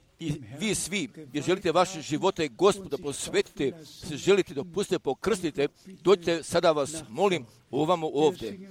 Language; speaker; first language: Croatian; early bilingual, heritage; Serbian